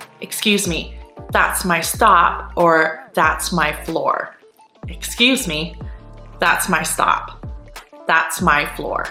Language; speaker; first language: English; non-native, fluent; Chinese